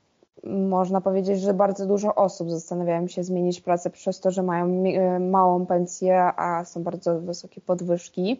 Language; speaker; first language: Polish; non-native, fluent; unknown